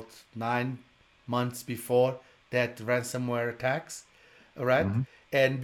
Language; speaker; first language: English; non-native, fluent; Portuguese